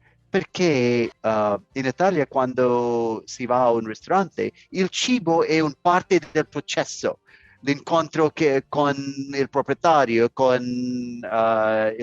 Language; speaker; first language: Italian; non-native, learner; English